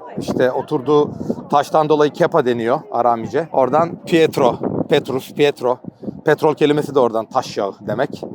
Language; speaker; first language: Turkish; native; Turkish